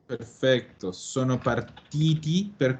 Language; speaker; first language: Italian; non-native, fluent; Spanish